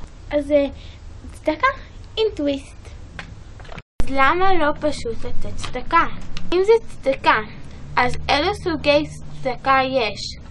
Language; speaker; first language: Hebrew; early bilingual, other home language; English